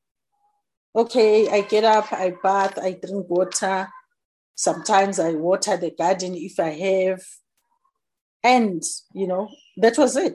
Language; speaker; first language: English; non-native, local second language; Zulu